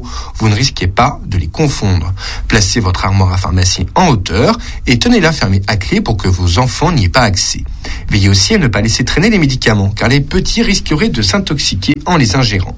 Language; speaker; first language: French; native; French